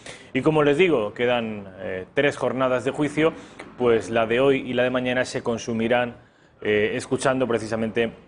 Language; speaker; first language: Spanish; native; Spanish